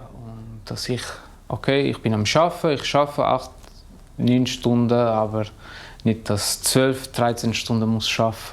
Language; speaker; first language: German; non-native, learner; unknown